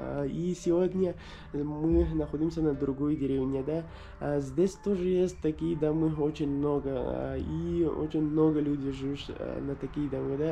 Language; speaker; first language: Russian; non-native, learner; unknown